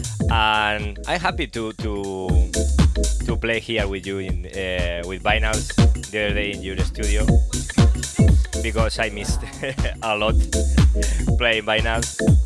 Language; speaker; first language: English; non-native, learner; Spanish